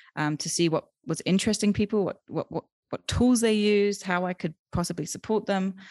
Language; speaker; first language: English; native; English